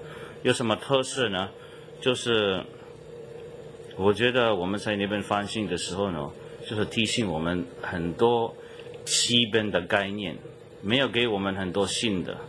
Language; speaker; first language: Chinese; non-native, fluent; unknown